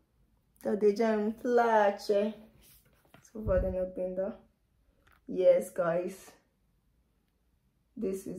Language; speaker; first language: Romanian; non-native, fluent; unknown